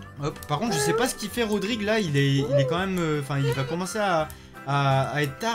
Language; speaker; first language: French; native; French